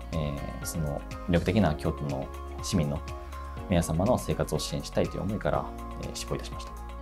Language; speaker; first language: Japanese; native; Japanese